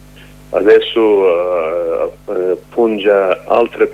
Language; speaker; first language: Italian; non-native, learner; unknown